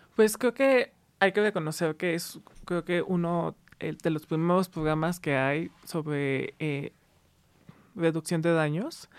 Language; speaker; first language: Spanish; native; Spanish